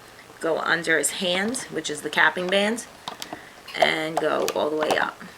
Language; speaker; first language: English; native; English